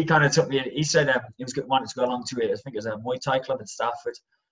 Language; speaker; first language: English; native; English